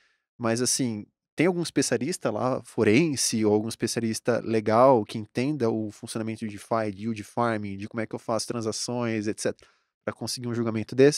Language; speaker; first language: Portuguese; native; Portuguese